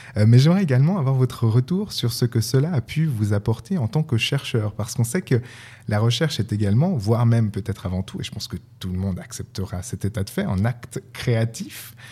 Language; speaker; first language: French; native; French